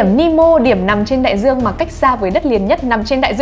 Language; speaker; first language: Vietnamese; native; Vietnamese